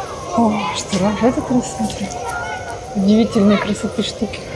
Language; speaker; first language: Russian; native; Russian